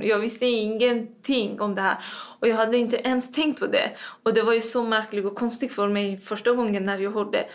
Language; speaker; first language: Swedish; non-native, fluent; Persian